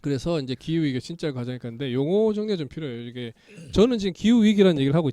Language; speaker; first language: Korean; native; Korean